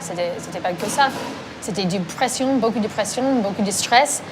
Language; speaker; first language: French; non-native, fluent; English